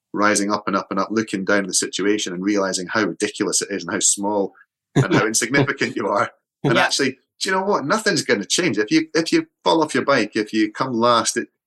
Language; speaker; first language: English; native; English